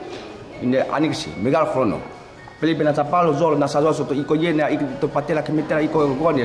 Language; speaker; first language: Greek; non-native, learner; Chinese